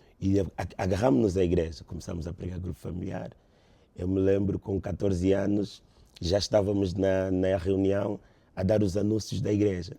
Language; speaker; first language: Portuguese; native; Portuguese